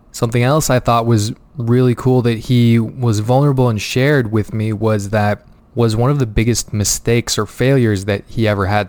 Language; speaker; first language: English; native; English